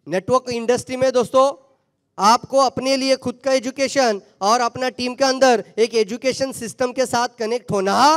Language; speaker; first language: Hindi; non-native, local second language; Marathi